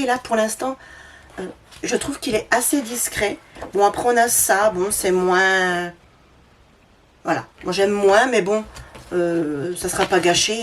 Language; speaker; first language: French; native; French